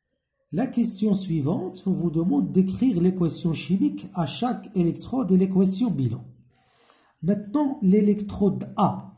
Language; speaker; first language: French; non-native, local second language; Arabic